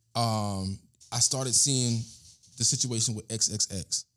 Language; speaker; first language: English; native; English